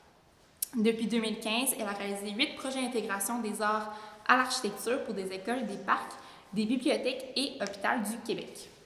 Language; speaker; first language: French; native; French